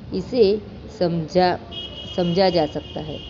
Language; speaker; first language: Hindi; non-native, local second language; Gujarati